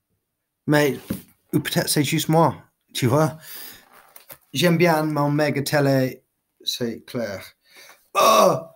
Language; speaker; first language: French; non-native, learner; English